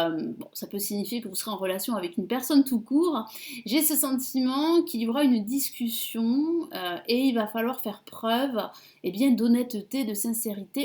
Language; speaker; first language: French; native; French